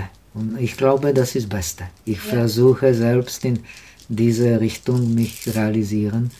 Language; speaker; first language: German; non-native, learner; Czech